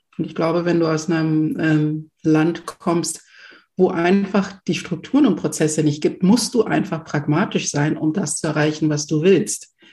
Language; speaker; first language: German; early bilingual, other home language; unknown